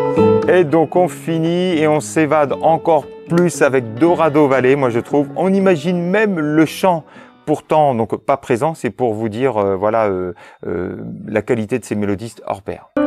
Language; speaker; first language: French; native; French